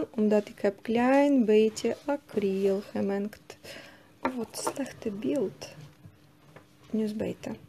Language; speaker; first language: Dutch; non-native, learner; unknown